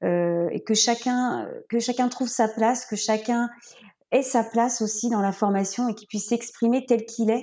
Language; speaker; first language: French; native; French